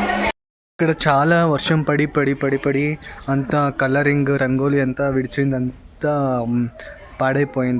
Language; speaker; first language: Telugu; non-native, local second language; Kannada